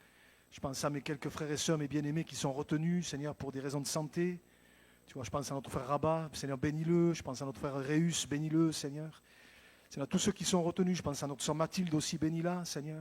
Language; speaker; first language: French; native; French